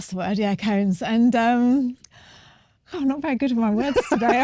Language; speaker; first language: English; native; English